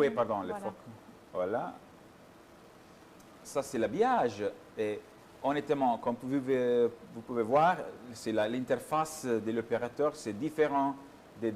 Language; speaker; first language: French; non-native, fluent; Italian